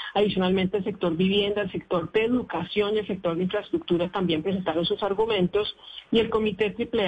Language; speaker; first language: Spanish; native; Spanish